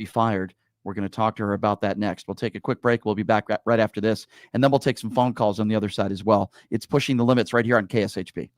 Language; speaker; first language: English; native; English